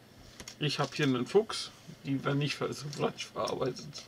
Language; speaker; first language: German; native; German